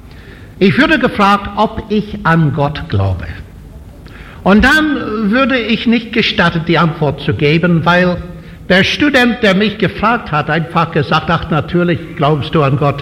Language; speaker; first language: German; non-native, fluent; English